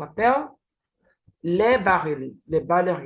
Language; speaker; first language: French; non-native, learner; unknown